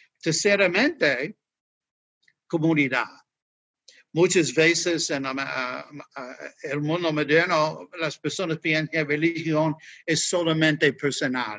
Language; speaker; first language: Spanish; non-native, fluent; English